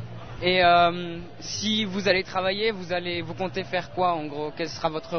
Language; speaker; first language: French; native; French